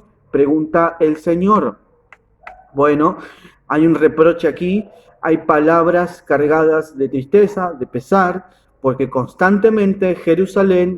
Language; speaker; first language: Spanish; native; Spanish